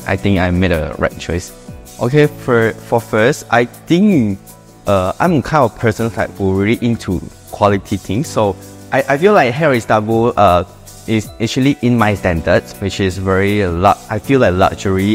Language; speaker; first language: English; non-native, local second language; Chinese